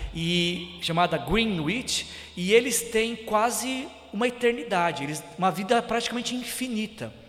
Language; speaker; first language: Portuguese; native; Portuguese